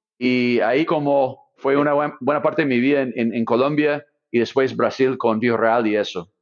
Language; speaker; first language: Spanish; non-native, fluent; English